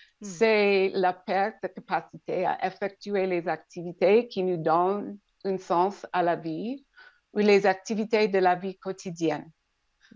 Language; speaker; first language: French; non-native, local second language; English